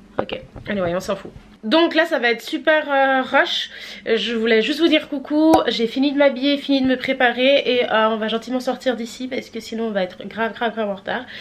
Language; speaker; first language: French; native; French